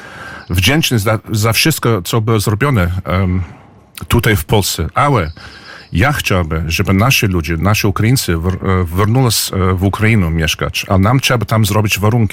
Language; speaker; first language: Polish; early bilingual, heritage; English